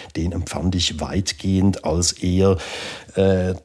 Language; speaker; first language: German; native; German